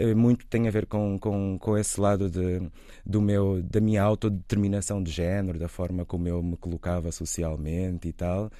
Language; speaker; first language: Portuguese; native; Portuguese